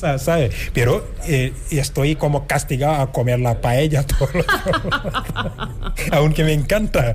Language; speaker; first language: Spanish; non-native, fluent; Wolof